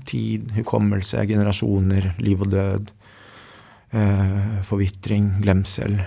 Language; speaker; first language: Norwegian; early bilingual, other home language; Spanish